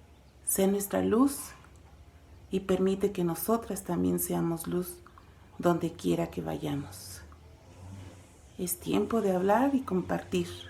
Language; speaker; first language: Spanish; native; Spanish